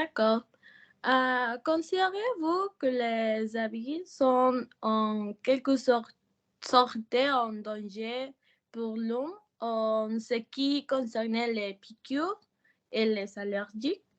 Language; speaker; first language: French; non-native, learner; Spanish